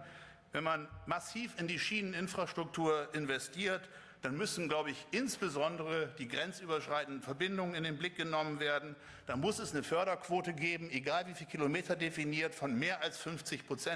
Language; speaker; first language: German; native; German